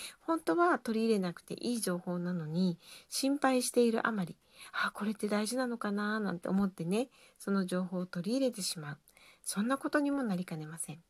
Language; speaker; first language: Japanese; native; Japanese